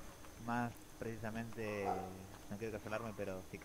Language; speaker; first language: Spanish; native; Spanish